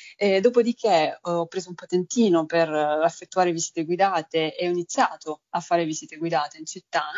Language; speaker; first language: Italian; native; Italian